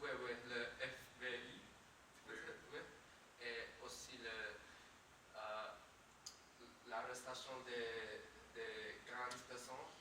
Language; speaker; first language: French; non-native, learner; English